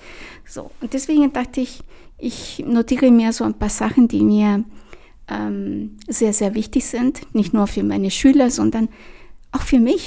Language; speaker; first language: German; non-native, fluent; Spanish